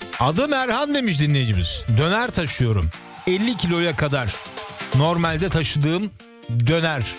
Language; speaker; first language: Turkish; early bilingual, heritage; Turkish